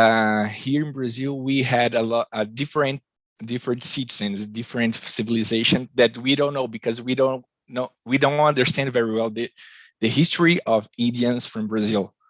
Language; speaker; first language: English; non-native, learner; Portuguese